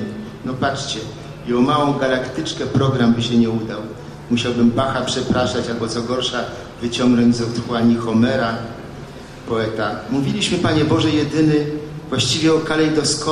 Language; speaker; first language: Polish; native; Polish